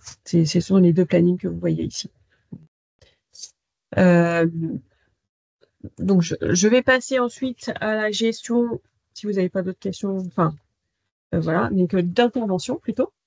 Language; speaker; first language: French; native; French